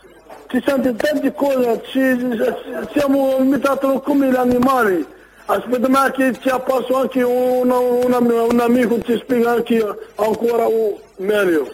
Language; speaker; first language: Italian; non-native, learner; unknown